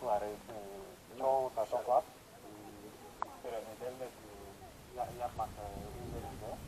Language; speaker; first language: Turkish; non-native, local second language; Kyrgyz